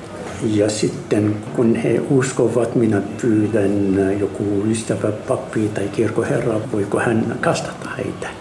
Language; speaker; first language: Finnish; non-native, fluent; Arabic